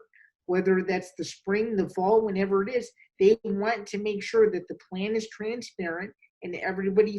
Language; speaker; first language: English; native; English